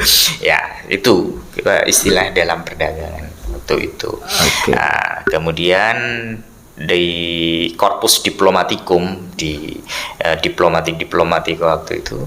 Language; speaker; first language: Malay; non-native, local second language; Madurese